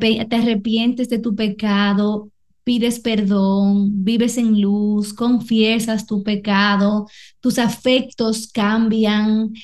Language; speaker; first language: Spanish; native; Spanish